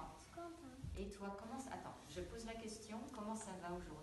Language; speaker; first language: French; native; French